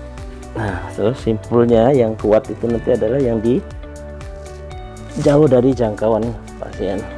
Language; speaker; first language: Indonesian; native; Indonesian